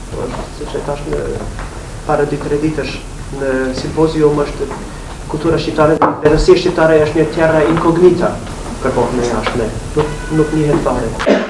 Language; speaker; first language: Albanian; non-native, fluent; English